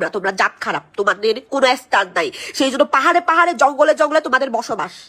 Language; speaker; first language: Bangla; non-native, local second language; Chakma